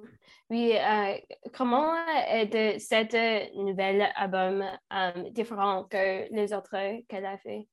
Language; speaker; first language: French; non-native, learner; English